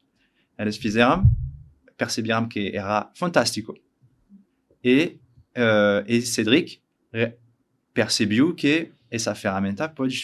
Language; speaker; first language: Portuguese; non-native, learner; French